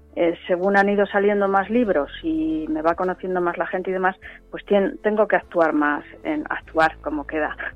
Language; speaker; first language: Spanish; native; Spanish